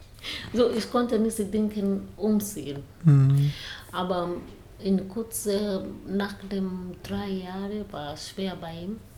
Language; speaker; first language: German; non-native, learner; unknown